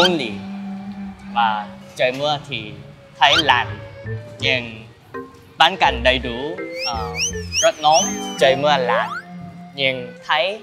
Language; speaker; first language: Vietnamese; early bilingual, other home language; Korean